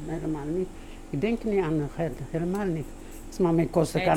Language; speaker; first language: Dutch; non-native, learner; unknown